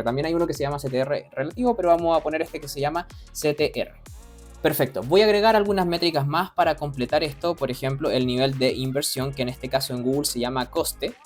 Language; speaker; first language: Spanish; native; Spanish